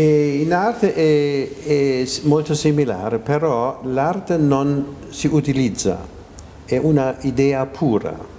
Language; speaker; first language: Italian; non-native, fluent; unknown